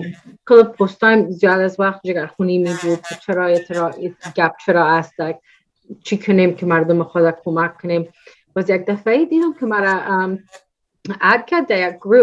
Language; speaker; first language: Persian; early bilingual, heritage; Persian